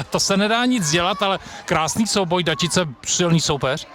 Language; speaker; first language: Czech; native; Czech